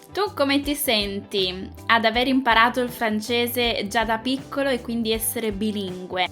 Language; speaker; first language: Italian; native; Italian